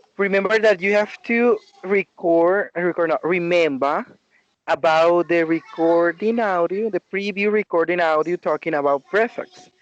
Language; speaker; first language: English; non-native, learner; Spanish